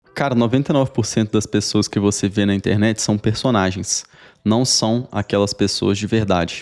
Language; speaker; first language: Portuguese; native; Portuguese